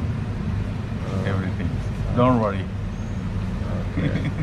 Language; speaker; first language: English; non-native, learner; Tamil